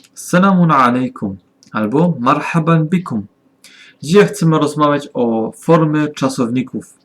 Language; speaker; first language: Polish; non-native, learner; German